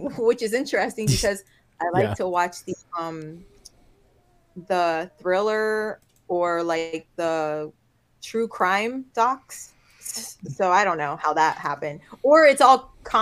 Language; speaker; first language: English; native; English